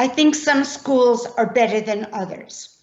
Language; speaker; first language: English; native; English